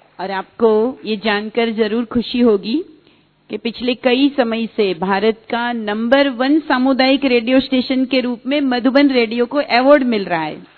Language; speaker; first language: Hindi; native; Hindi